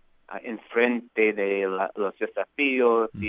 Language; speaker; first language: Spanish; non-native, fluent; English